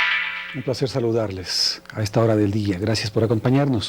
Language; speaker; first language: Spanish; native; Spanish